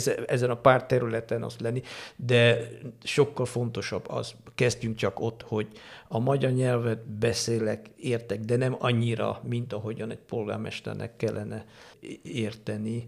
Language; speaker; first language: Hungarian; non-native, fluent; Dutch